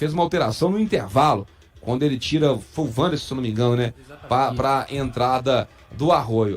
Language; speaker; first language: Portuguese; native; Portuguese